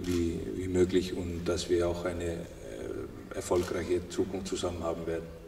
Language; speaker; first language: German; non-native, fluent; Icelandic